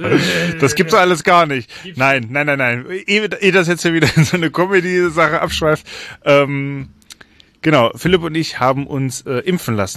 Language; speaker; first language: German; native; German